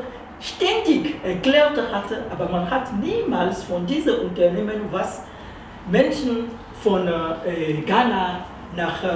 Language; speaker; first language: German; non-native, fluent; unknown